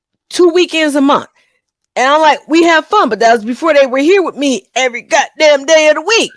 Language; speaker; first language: English; native; English